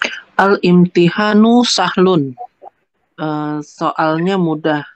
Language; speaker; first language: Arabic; non-native, learner; Indonesian